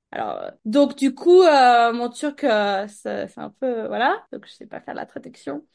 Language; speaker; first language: French; non-native, fluent; Turkish